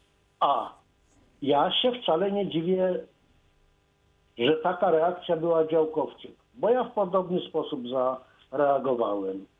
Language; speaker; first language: Polish; native; Polish